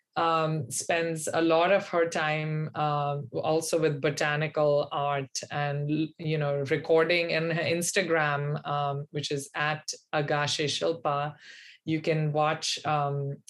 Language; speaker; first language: English; non-native, local second language; Hindi